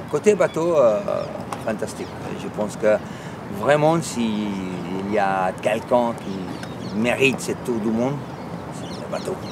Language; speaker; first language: French; non-native, fluent; Spanish